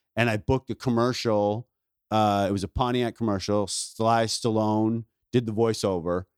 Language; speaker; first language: English; native; English